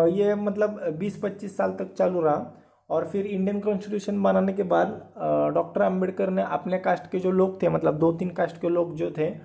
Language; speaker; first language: Hindi; non-native, local second language; Marathi